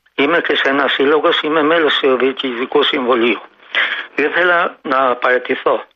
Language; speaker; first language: Greek; native; Greek